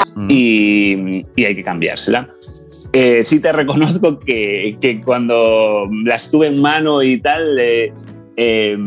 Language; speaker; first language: Spanish; native; Spanish